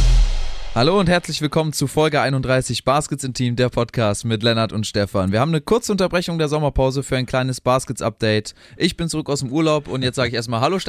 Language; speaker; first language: German; native; German